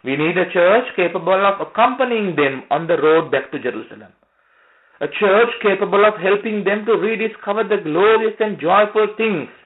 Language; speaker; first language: English; non-native, local second language; Sinhala